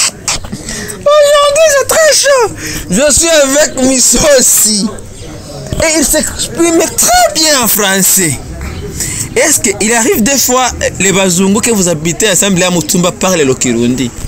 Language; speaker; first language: French; non-native, learner; Rundi